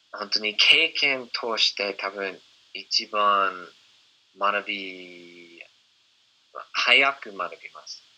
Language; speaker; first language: Japanese; non-native, fluent; English